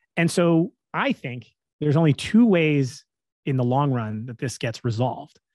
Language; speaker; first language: English; native; English